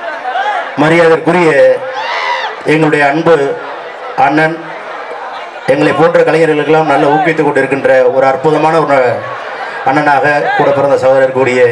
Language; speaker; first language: Tamil; native; Tamil